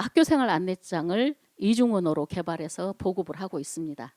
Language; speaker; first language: Korean; native; Korean